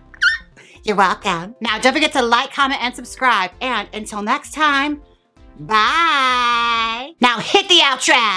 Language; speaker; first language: English; native; English